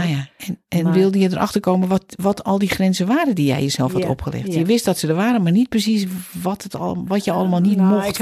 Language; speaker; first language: Dutch; native; Dutch